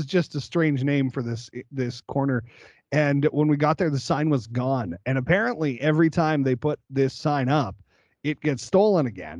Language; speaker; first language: English; native; English